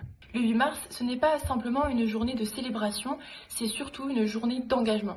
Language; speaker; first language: French; native; French